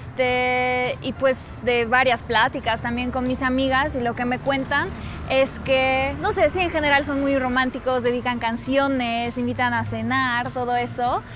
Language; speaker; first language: Spanish; non-native, fluent; Polish